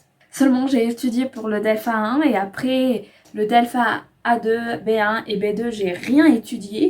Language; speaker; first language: French; non-native, fluent; Spanish